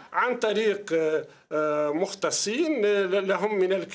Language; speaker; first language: Arabic; native; Arabic